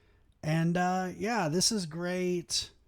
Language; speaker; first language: English; native; English